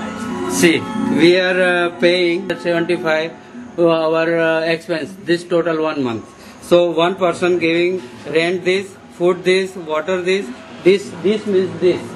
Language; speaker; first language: English; non-native, learner; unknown